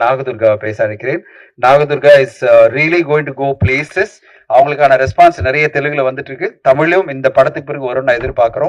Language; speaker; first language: Tamil; native; Tamil